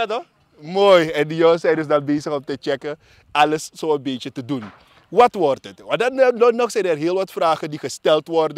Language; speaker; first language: Dutch; native; Dutch